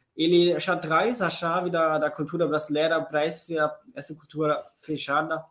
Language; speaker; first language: Portuguese; non-native, fluent; German